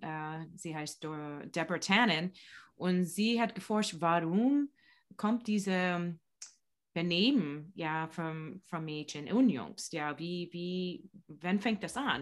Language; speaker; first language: German; non-native, learner; English